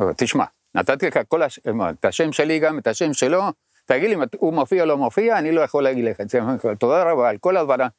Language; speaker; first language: Hebrew; non-native, fluent; Spanish